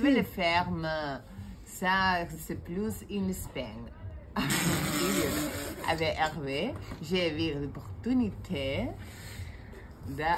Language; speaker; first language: French; non-native, learner; Spanish